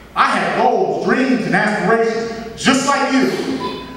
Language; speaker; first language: English; native; English